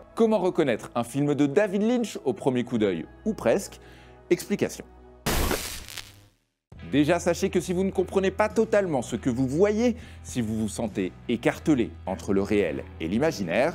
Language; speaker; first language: French; native; French